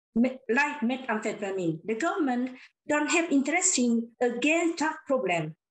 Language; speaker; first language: English; non-native, learner; Lao